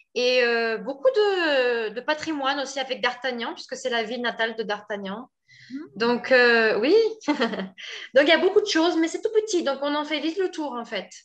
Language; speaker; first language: French; native; French